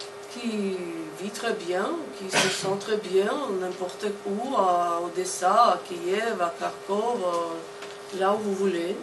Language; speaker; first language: French; non-native, fluent; Russian